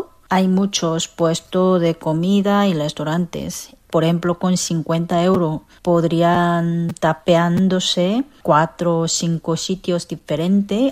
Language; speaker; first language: Spanish; non-native, learner; Korean